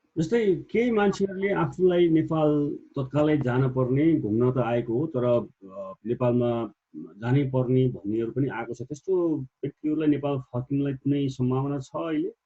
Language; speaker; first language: Nepali; native; Nepali